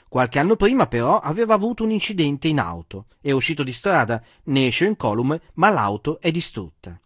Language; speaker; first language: Italian; native; Italian